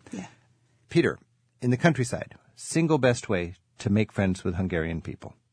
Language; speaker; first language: English; native; English